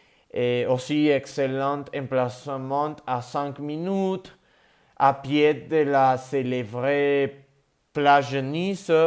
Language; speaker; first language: French; non-native, learner; Spanish